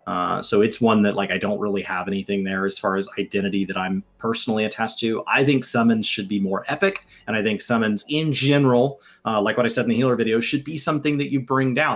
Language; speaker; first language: English; native; English